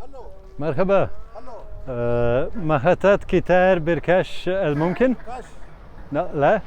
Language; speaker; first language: Arabic; non-native, learner; Latvian